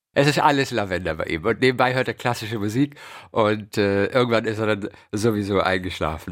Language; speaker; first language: German; native; German